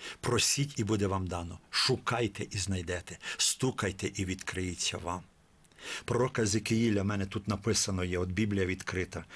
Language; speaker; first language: Ukrainian; native; Ukrainian